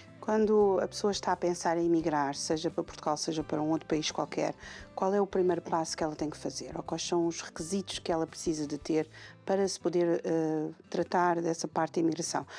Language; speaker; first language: Portuguese; native; Portuguese